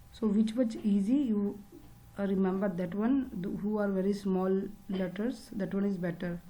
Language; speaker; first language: English; non-native, local second language; Hindi